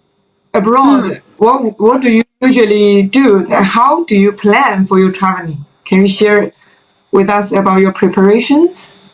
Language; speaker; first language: English; non-native, fluent; Chinese